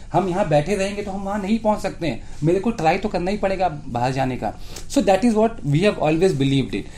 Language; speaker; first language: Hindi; native; Hindi